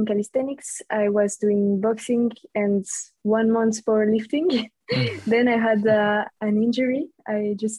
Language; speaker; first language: English; non-native, fluent; French